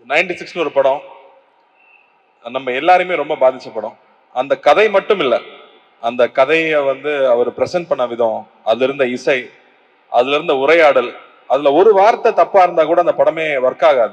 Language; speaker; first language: Tamil; native; Tamil